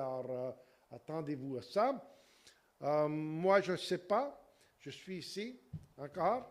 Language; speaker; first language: French; native; French